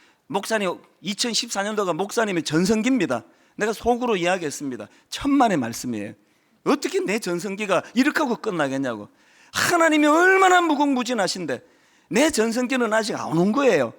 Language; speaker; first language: Korean; native; Korean